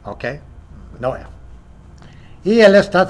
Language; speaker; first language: Spanish; non-native, fluent; English